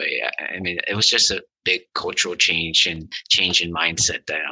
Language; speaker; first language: English; early bilingual, other home language; Vietnamese